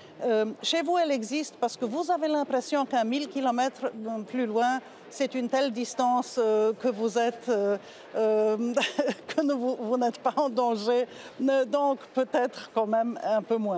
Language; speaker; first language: French; non-native, fluent; Polish